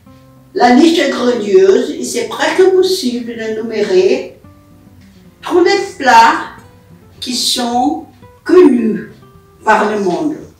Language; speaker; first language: French; non-native, learner; Portuguese